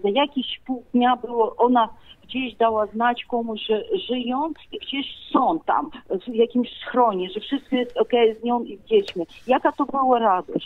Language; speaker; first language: Polish; non-native, fluent; Ukrainian